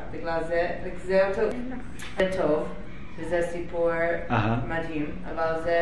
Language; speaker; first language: Hebrew; non-native, learner; English